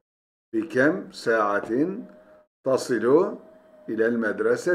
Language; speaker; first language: Arabic; non-native, fluent; Turkish